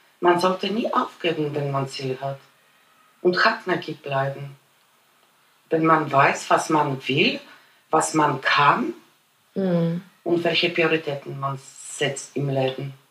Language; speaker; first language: German; non-native, fluent; Polish